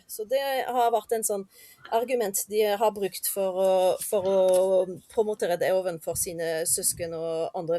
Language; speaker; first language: Norwegian; non-native, fluent; French